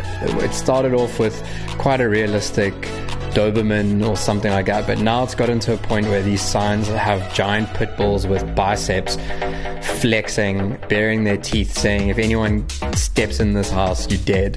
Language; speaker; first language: English; native; English